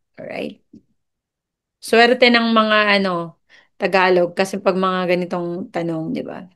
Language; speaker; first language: Filipino; non-native, local second language; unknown